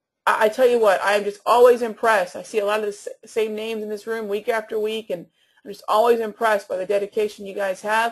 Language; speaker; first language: English; native; English